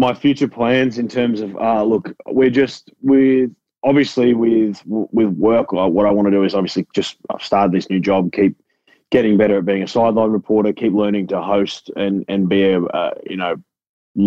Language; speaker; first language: English; native; English